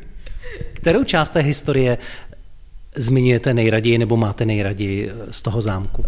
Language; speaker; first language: Czech; native; Czech